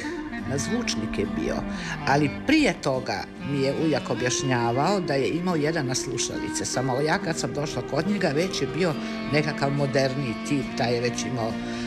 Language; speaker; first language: Croatian; native; Croatian